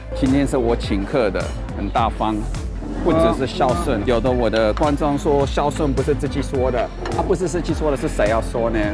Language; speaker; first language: Chinese; non-native, fluent; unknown